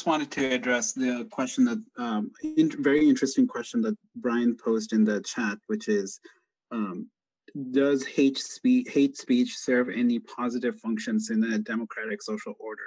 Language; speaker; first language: English; non-native, local second language; Bangla